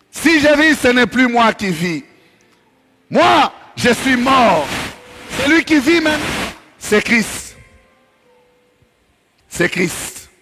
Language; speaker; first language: French; non-native, local second language; Swahili